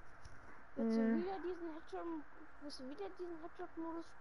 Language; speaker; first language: German; native; German